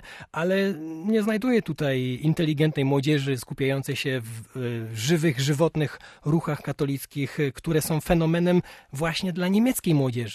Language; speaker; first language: Polish; native; Polish